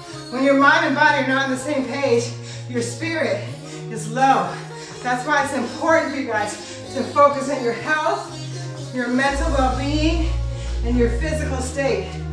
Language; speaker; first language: English; native; English